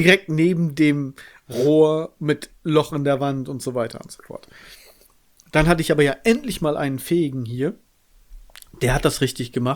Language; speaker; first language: German; native; German